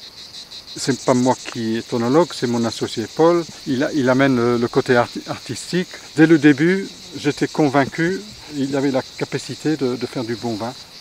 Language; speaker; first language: French; non-native, fluent; English